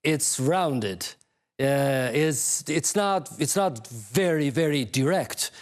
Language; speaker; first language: English; non-native, fluent; Albanian